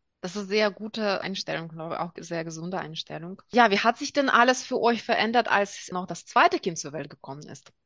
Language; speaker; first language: German; non-native, fluent; Russian